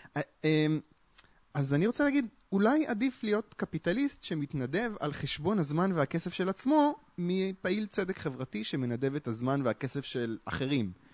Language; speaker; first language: Hebrew; native; Hebrew